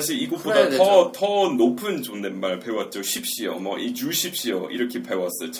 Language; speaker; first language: Korean; non-native, fluent; English